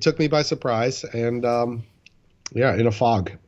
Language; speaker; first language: English; native; English